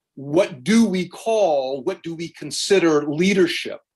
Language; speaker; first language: English; native; English